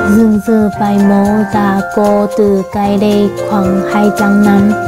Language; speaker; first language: Vietnamese; non-native, learner; Chinese